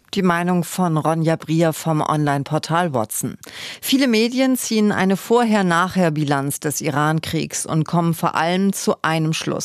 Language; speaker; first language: German; native; German